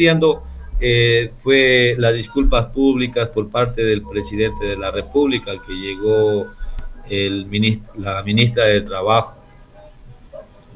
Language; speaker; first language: Spanish; native; Spanish